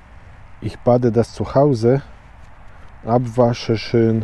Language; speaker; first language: German; non-native, learner; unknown